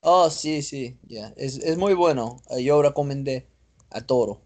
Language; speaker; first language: Spanish; non-native, learner; English